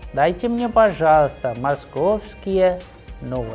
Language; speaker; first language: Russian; non-native, fluent; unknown